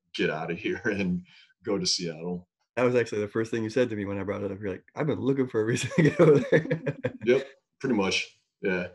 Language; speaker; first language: English; native; English